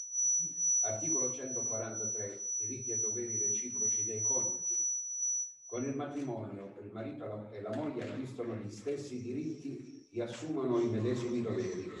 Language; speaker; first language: Italian; native; Italian